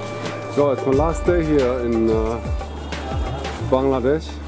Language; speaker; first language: English; non-native, fluent; German